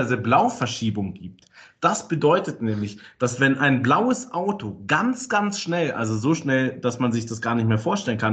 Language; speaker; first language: German; native; German